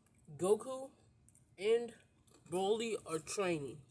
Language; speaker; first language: English; native; English